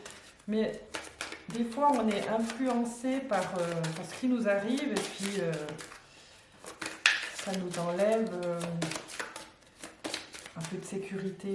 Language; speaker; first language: French; native; French